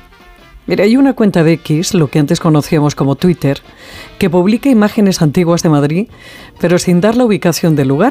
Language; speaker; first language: Spanish; native; Spanish